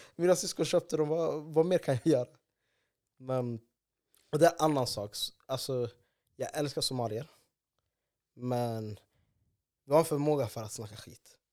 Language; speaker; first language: Swedish; early bilingual, other home language; Somali